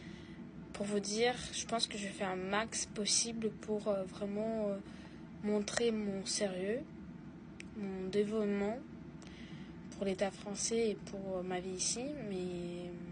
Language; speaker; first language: French; non-native, fluent; Russian